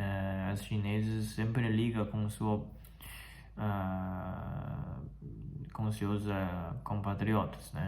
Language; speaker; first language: Portuguese; non-native, fluent; Chinese